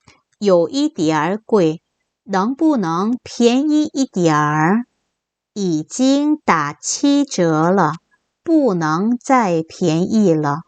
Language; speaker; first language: Chinese; non-native, fluent; Korean